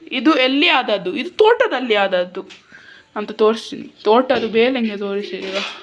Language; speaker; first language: Kannada; non-native, local second language; Konkani